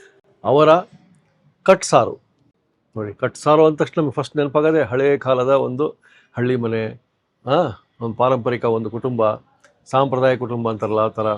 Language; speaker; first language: Kannada; native; Kannada